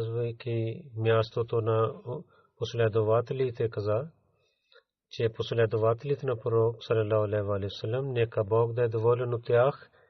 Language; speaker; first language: Bulgarian; non-native, fluent; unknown